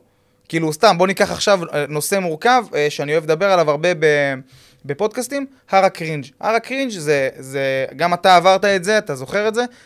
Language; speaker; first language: Hebrew; native; Hebrew